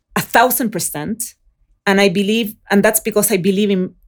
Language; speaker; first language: English; early bilingual, other home language; Spanish